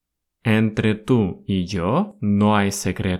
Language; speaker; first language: Spanish; non-native, fluent; Russian